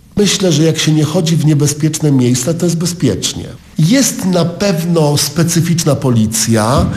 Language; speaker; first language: Polish; native; Polish